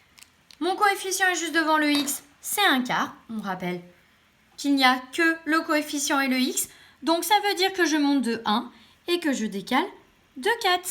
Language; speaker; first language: French; native; French